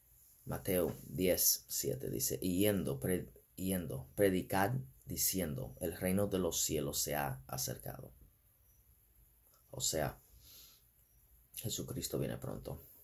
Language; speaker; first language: Spanish; non-native, fluent; English